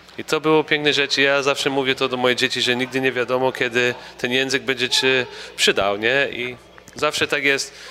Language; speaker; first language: Polish; early bilingual, heritage; English